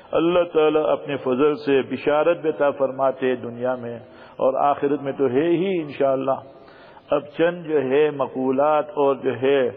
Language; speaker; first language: Urdu; early bilingual, heritage; Urdu